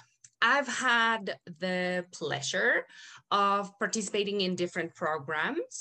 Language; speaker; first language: English; non-native, fluent; Spanish